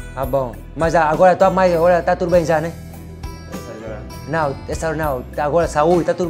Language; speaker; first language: Portuguese; non-native, learner; Vietnamese